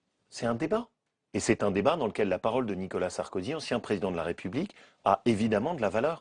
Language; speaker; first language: French; native; French